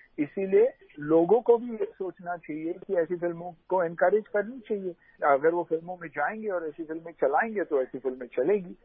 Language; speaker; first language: Hindi; non-native, local second language; Tulu